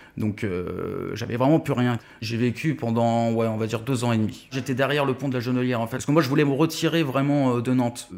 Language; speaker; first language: French; native; French